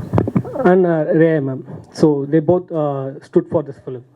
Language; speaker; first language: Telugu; non-native, learner; Tamil